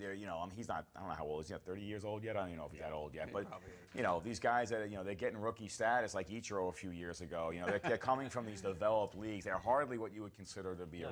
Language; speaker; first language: English; native; English